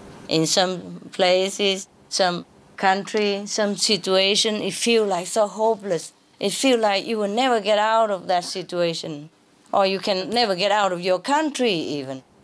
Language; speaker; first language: English; non-native, fluent; Vietnamese